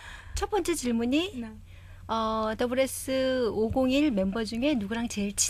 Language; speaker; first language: Korean; native; Korean